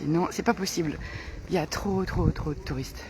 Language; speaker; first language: French; native; French